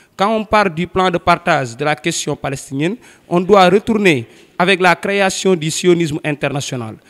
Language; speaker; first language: French; non-native, local second language; Wolof